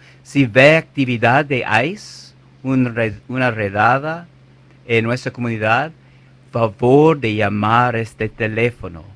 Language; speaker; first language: Spanish; non-native, fluent; English